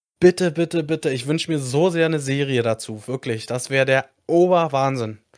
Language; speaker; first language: German; native; German